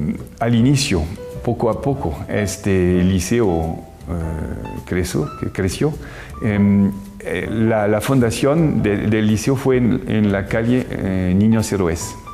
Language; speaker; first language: Spanish; non-native, fluent; French